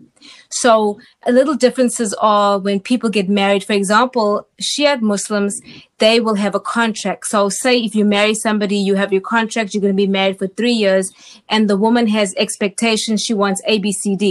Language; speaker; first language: English; native; English